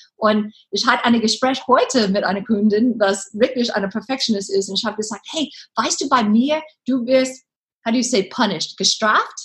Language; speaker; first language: German; non-native, learner; English